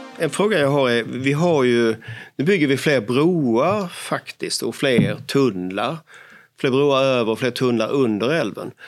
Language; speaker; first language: Swedish; native; Swedish